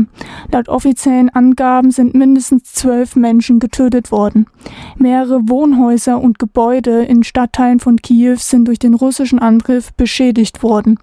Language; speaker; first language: German; native; German